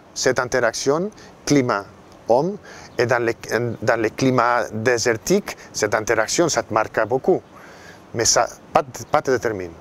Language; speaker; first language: French; non-native, fluent; Catalan